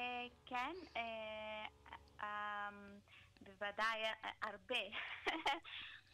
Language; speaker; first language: Hebrew; non-native, learner; Italian